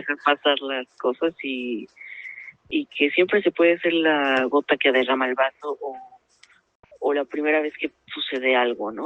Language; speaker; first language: Spanish; native; Spanish